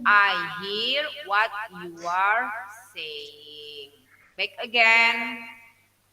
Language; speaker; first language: English; non-native, learner; Indonesian